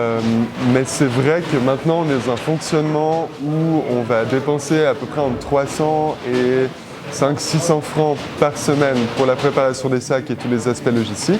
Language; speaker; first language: French; native; French